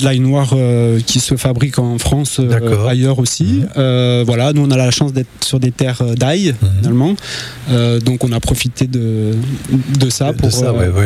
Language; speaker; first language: French; native; French